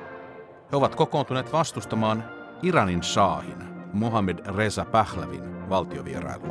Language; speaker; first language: Finnish; native; Finnish